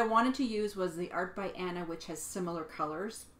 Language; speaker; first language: English; native; English